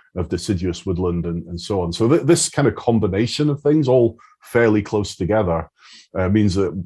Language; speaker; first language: English; native; English